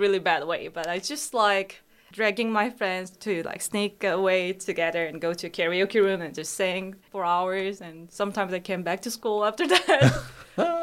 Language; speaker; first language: English; non-native, fluent; Korean